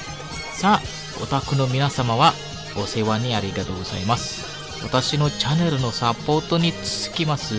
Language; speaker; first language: Japanese; non-native, learner; Filipino